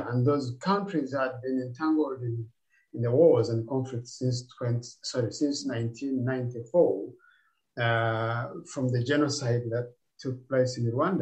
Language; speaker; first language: English; non-native, local second language; Kinyarwanda